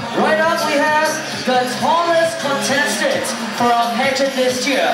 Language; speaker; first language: English; non-native, local second language; Chinese